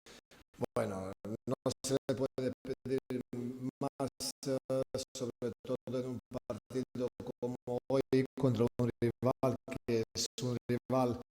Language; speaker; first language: Spanish; non-native, fluent; Serbian